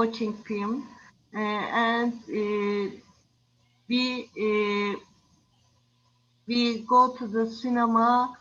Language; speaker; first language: English; non-native, learner; Turkish